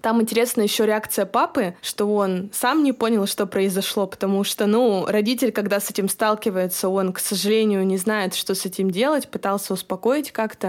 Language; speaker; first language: Russian; native; Russian